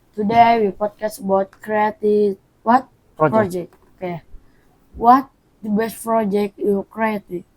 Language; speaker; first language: English; non-native, learner; Indonesian